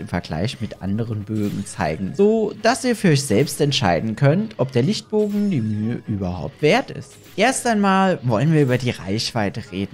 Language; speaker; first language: German; native; German